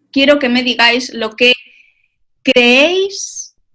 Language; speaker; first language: Spanish; native; Spanish